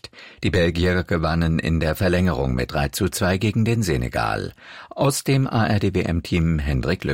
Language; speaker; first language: German; native; German